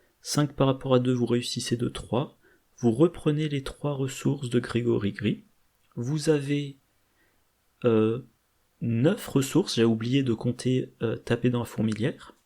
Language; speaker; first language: French; native; French